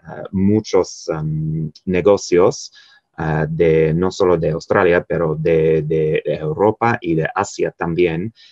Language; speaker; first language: Spanish; non-native, fluent; English